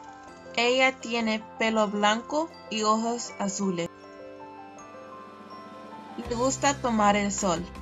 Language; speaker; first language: Spanish; non-native, learner; English